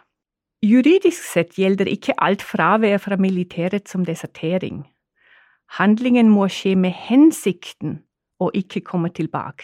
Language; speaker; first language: Norwegian; non-native, fluent; German